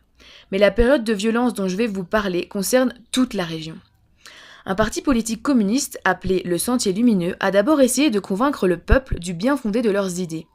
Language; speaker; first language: French; native; French